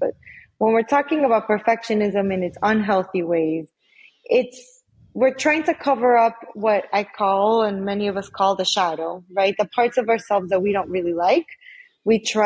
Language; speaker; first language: English; early bilingual, other home language; Spanish